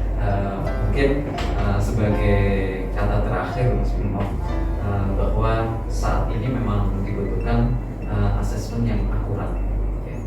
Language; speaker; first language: Indonesian; non-native, local second language; Javanese